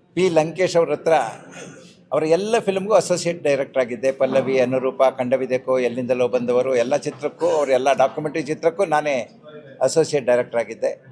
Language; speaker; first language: Kannada; non-native, local second language; Konkani